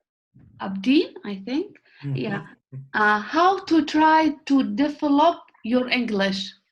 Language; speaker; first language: English; non-native, learner; Arabic